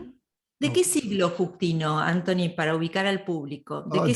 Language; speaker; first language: Spanish; native; Spanish